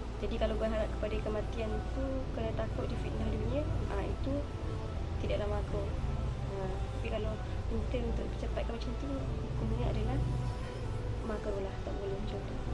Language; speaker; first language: Malay; native; Malay